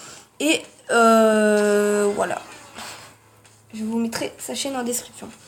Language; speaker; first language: French; native; French